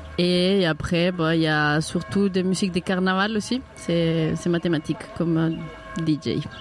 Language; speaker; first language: French; non-native, fluent; Spanish